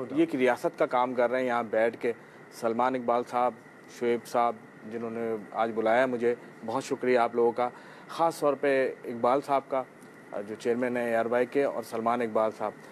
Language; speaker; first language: Urdu; non-native, local second language; Memoni